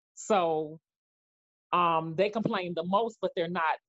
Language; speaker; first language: English; native; English